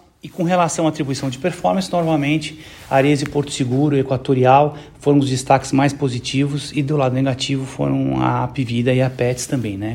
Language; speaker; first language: Portuguese; native; Portuguese